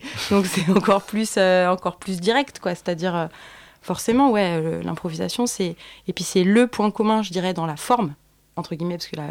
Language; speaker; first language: French; native; French